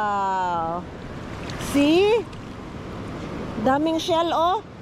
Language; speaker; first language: English; non-native, local second language; Filipino